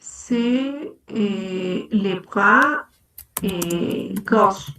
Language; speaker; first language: French; non-native, learner; Spanish